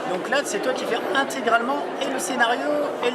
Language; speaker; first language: French; native; French